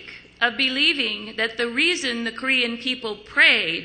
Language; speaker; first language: English; native; English